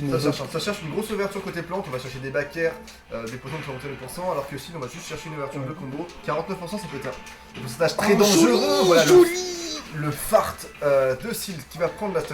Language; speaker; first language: French; native; French